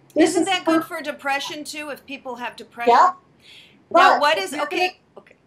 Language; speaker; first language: English; native; English